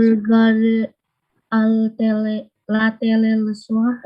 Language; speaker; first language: French; non-native, learner; Indonesian